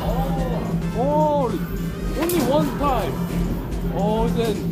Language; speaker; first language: English; non-native, learner; Korean